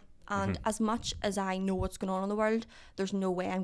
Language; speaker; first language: English; native; English